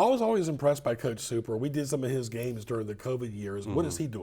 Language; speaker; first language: English; native; English